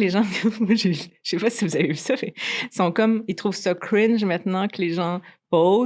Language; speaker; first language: French; native; French